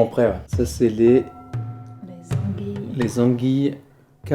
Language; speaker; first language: French; native; French